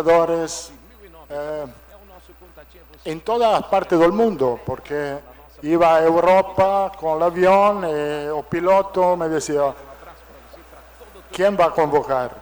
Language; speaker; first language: Portuguese; non-native, learner; Italian